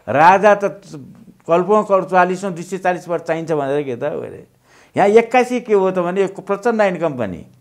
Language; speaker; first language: Nepali; native; Nepali